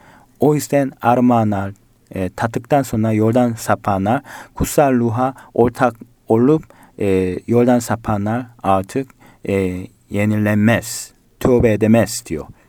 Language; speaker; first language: Turkish; non-native, learner; Korean